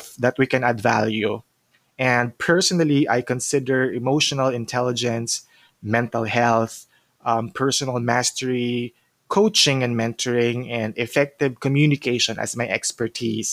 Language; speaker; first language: English; non-native, local second language; Cebuano